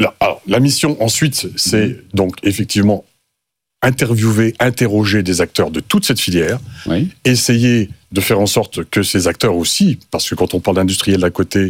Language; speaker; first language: French; native; French